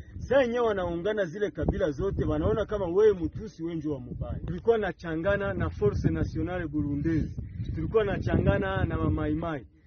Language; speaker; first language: Swahili; non-native, local second language; Kinyarwanda